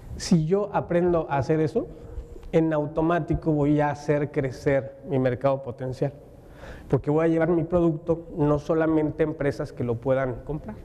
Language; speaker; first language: Spanish; native; Spanish